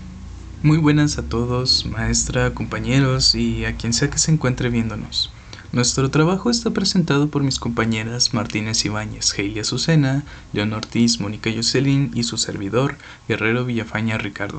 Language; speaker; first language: Spanish; native; Spanish